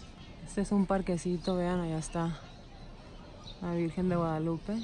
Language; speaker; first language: Spanish; native; Spanish